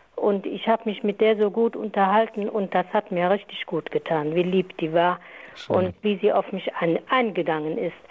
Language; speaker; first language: German; non-native, fluent; Croatian